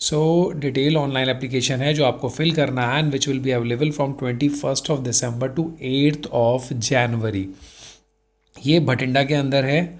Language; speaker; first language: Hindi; native; Hindi